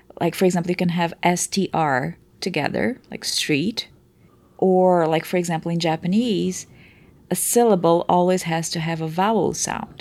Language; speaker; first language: English; non-native, fluent; Portuguese